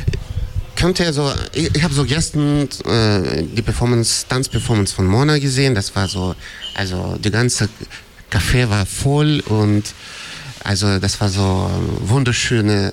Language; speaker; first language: German; non-native, fluent; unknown